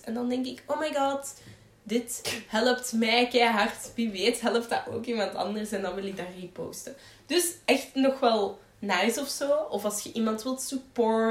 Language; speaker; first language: Dutch; native; Dutch